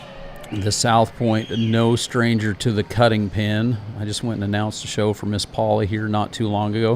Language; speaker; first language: English; native; English